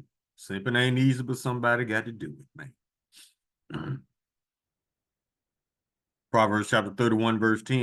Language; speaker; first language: English; native; English